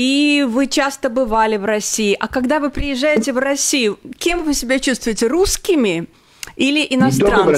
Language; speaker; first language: Russian; native; Russian